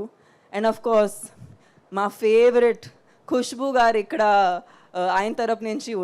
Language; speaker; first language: Telugu; non-native, fluent; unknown